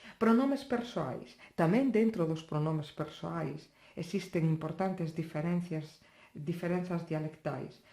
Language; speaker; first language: Galician; non-native, local second language; Spanish